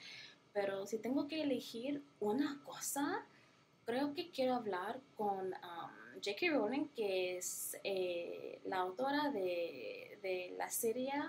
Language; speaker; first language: Spanish; non-native, learner; English